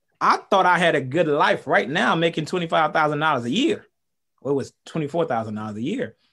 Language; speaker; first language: English; early bilingual, other home language; Haitian Creole